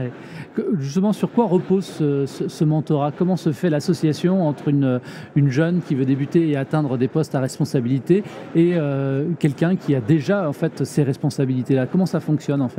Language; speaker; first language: French; native; French